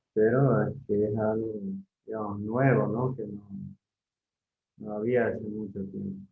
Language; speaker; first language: Spanish; non-native, local second language; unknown